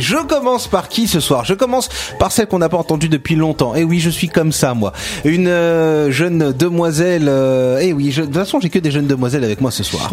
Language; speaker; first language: French; native; French